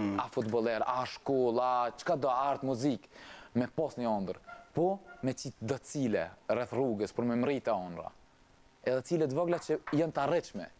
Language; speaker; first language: Albanian; early bilingual, heritage; Albanian